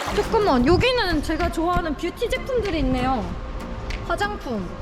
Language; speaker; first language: Korean; native; Korean